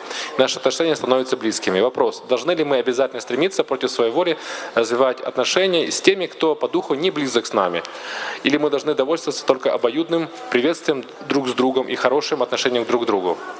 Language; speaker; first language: Russian; native; Russian